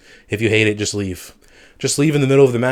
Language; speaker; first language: English; native; English